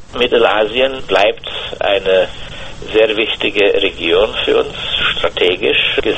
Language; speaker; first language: German; non-native, fluent; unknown